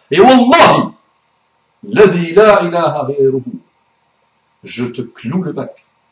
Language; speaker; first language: French; non-native, fluent; Arabic